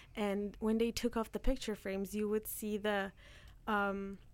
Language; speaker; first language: English; non-native, fluent; Turkish